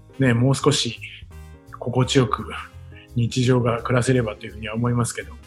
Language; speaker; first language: Japanese; native; Japanese